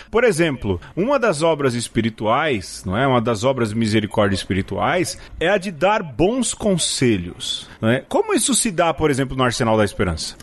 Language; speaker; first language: Portuguese; native; Portuguese